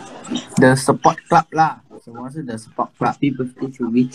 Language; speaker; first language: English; non-native, local second language; Chinese